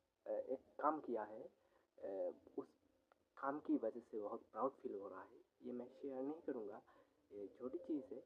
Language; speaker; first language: Hindi; non-native, local second language; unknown